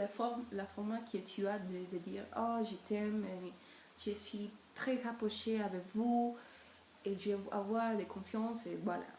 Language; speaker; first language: French; non-native, learner; Spanish